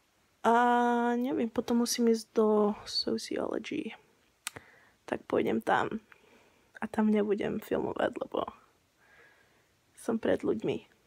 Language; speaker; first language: Slovak; early bilingual, heritage; Slovak